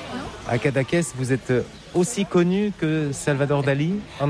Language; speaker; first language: French; native; French